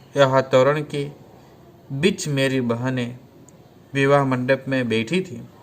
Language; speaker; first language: Hindi; non-native, local second language; Gujarati